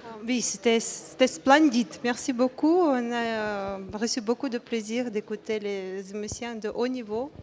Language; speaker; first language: French; non-native, fluent; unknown